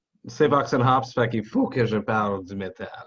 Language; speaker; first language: French; non-native, local second language; English